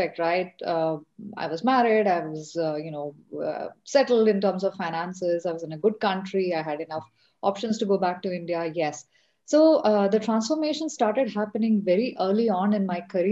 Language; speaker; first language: English; non-native, local second language; Malayalam